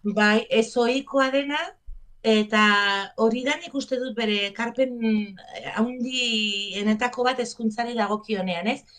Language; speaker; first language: Basque; native; Basque